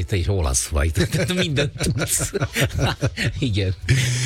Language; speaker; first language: Hungarian; non-native, fluent; Italian